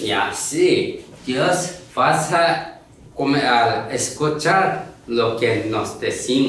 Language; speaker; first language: Spanish; non-native, learner; Korean